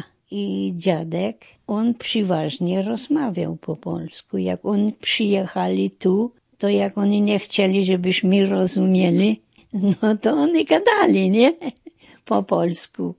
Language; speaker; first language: Polish; non-native, local second language; German